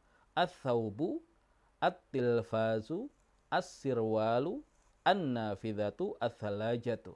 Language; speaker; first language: Arabic; non-native, fluent; Indonesian